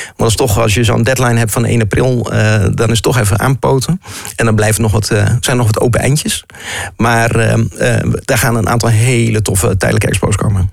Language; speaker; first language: Dutch; native; Dutch